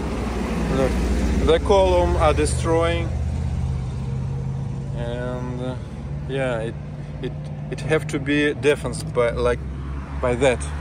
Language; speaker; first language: English; non-native, learner; Russian